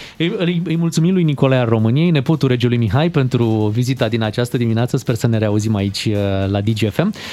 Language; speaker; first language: Romanian; native; Romanian